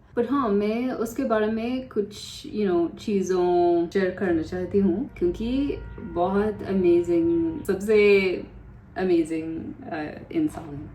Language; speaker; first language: Hindi; non-native, learner; English